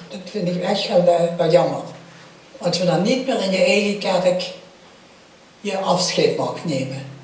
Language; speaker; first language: Dutch; native; Dutch